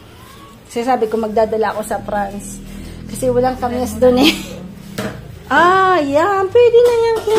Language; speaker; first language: Filipino; native; Filipino